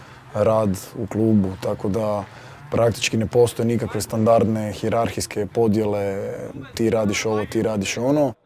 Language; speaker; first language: Croatian; native; Croatian